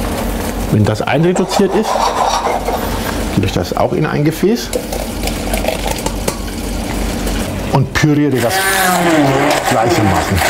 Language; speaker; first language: German; native; German